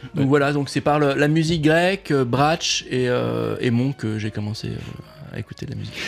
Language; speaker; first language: French; native; French